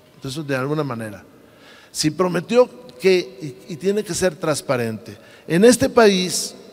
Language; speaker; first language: Spanish; native; Spanish